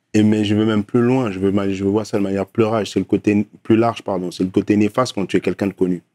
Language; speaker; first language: French; early bilingual, other home language; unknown